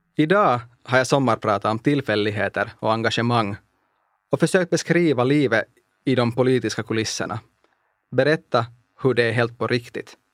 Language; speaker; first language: Swedish; non-native, local second language; Finnish